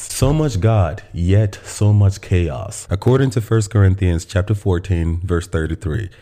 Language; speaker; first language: English; non-native, local second language; Igbo